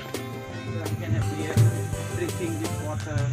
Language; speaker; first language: English; non-native, fluent; Khmer